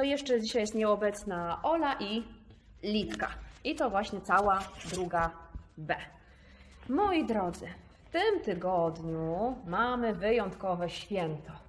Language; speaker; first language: Polish; native; Polish